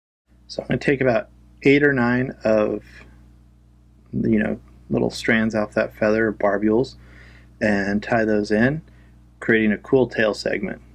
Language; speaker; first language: English; native; English